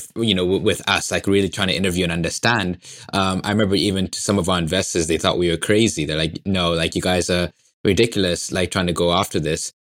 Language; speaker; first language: English; non-native, local second language; Swahili